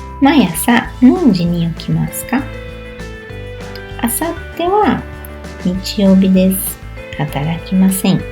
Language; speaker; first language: Japanese; non-native, learner; Portuguese